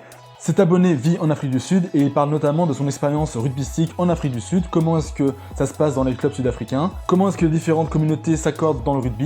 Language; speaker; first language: French; native; French